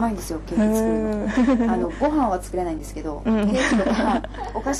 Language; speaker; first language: Japanese; native; Japanese